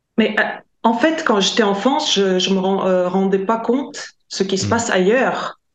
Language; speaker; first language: French; non-native, fluent; Latvian